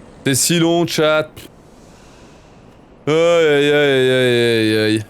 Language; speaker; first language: French; native; French